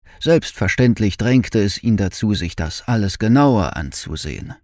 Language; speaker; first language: German; native; German